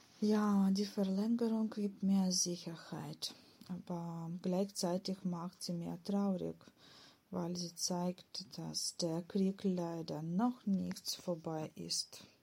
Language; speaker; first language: German; non-native, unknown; Ukrainian